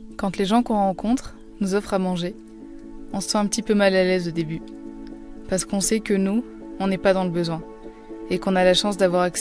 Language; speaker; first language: French; native; French